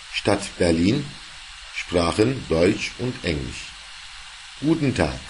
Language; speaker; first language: German; non-native, fluent; Turkish